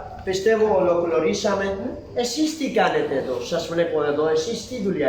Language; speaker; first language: Greek; non-native, learner; Urdu